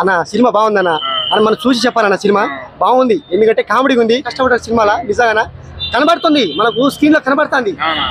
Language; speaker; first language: Telugu; native; Telugu